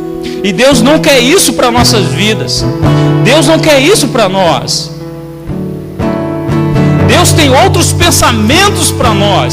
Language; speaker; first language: Portuguese; native; Portuguese